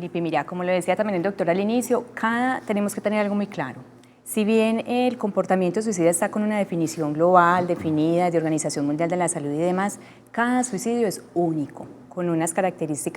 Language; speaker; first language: Spanish; native; Spanish